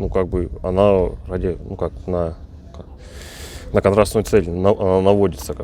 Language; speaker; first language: Russian; native; Russian